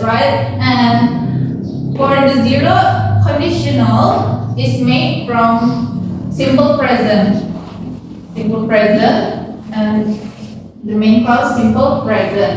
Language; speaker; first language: English; non-native, fluent; Indonesian